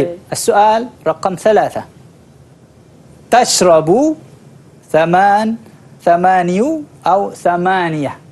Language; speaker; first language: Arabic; non-native, fluent; Malay